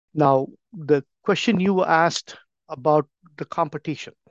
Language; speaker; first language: English; non-native, local second language; Tamil